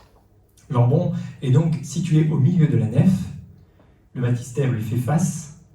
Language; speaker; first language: French; native; French